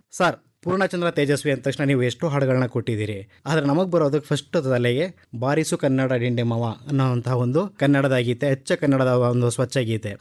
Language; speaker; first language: Kannada; native; Kannada